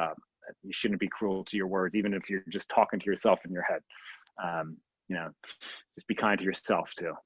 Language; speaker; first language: English; native; English